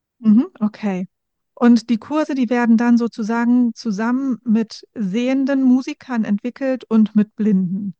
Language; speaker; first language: German; native; German